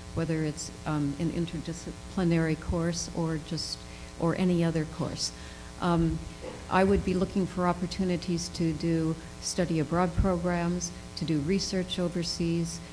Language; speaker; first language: English; native; English